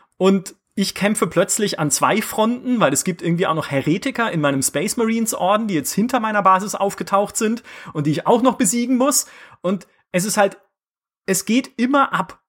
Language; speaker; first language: German; native; German